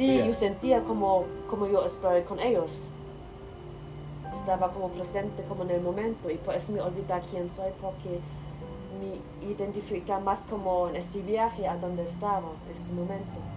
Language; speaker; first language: Spanish; non-native, learner; German